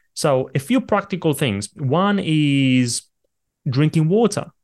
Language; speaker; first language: English; non-native, fluent; Italian